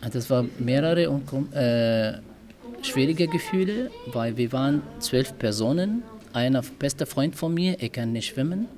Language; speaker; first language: German; non-native, learner; Arabic